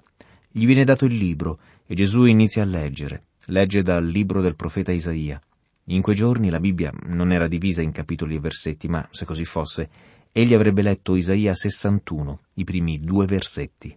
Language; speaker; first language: Italian; native; Italian